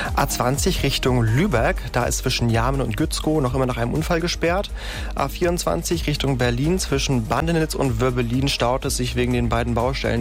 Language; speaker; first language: German; native; German